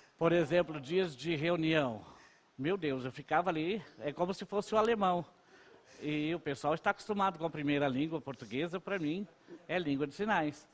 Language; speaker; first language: Portuguese; non-native, local second language; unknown